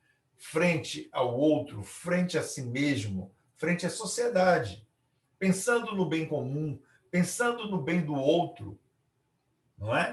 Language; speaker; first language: Portuguese; native; Portuguese